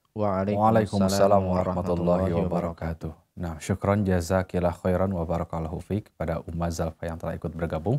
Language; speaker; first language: Indonesian; native; Indonesian